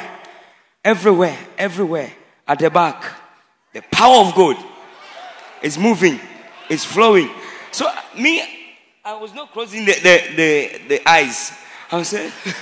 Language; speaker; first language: English; non-native, local second language; Swahili